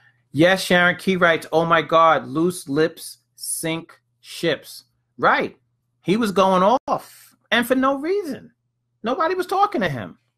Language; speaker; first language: English; native; English